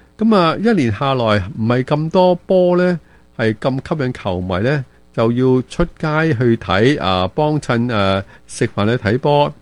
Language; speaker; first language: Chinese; non-native, local second language; Cantonese